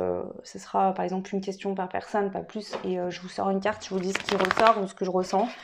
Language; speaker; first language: French; native; French